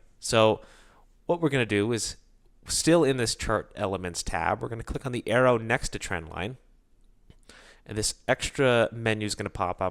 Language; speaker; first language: English; native; English